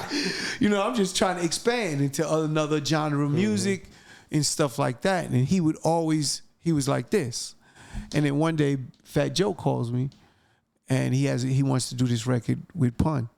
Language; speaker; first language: English; native; English